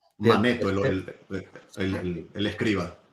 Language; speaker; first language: Spanish; native; Spanish